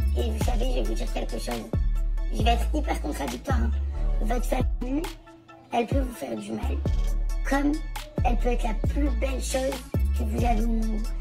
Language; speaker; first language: French; native; French